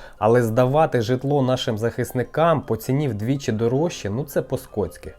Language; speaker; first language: Ukrainian; non-native, local second language; Russian